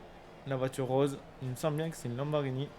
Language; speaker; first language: French; native; French